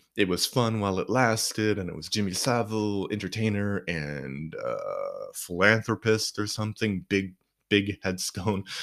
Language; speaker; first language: English; native; English